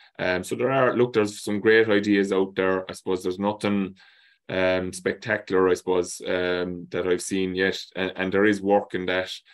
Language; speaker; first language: English; native; English